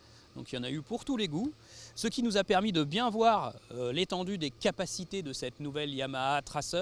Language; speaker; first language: French; native; French